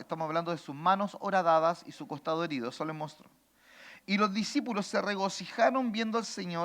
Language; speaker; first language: Spanish; native; Spanish